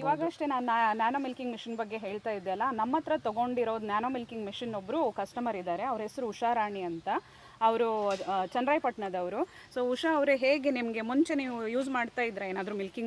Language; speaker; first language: Kannada; native; Kannada